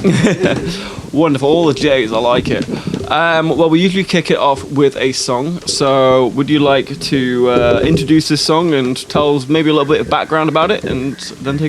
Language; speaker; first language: English; native; English